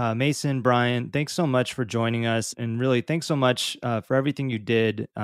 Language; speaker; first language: English; native; English